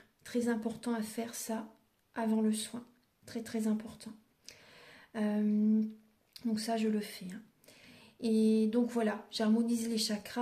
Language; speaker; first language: French; native; French